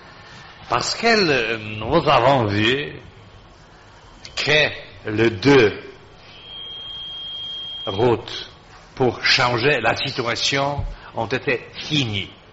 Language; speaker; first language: French; non-native, fluent; Polish